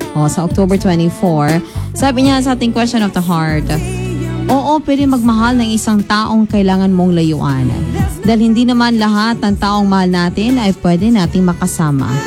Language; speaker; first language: Filipino; non-native, local second language; Cebuano